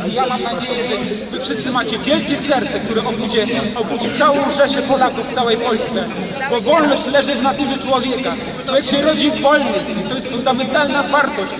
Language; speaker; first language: Polish; non-native, fluent; Russian